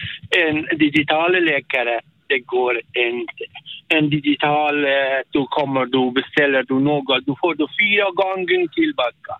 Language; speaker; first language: Swedish; non-native, learner; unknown